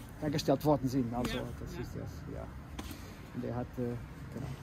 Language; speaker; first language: German; early bilingual, heritage; Portuguese